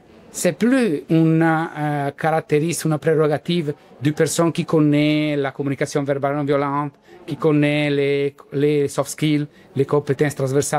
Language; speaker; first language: French; non-native, learner; Italian